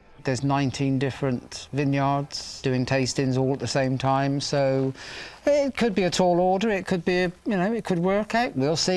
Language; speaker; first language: English; native; English